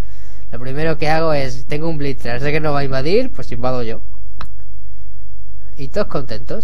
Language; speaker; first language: Spanish; native; Spanish